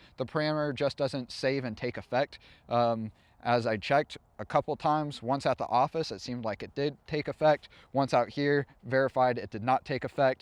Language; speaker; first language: English; native; English